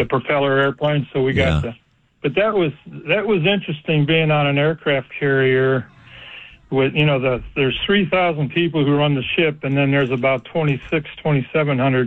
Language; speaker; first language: English; native; English